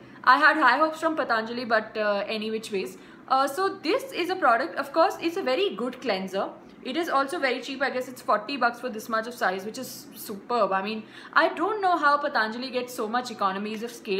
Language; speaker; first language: English; non-native, local second language; Hindi